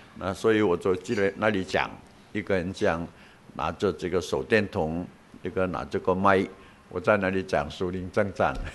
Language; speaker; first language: Chinese; non-native, local second language; Cantonese